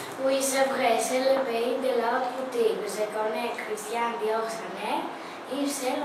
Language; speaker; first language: French; non-native, learner; Greek